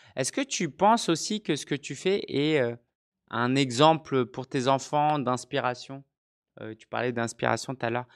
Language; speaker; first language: French; native; French